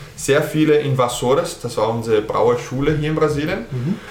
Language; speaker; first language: German; early bilingual, heritage; German